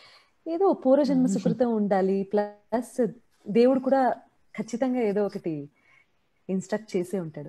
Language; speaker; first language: Telugu; native; Telugu